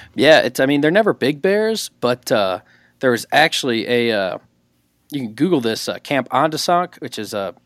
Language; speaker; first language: English; native; English